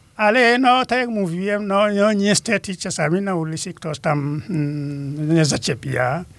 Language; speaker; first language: Polish; non-native, fluent; Wolof